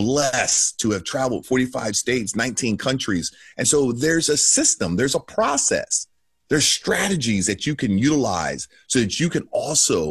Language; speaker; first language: English; native; English